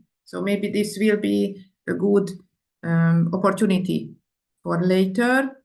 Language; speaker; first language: English; non-native, fluent; Indonesian